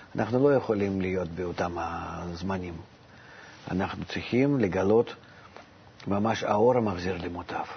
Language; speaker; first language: Hebrew; non-native, fluent; Russian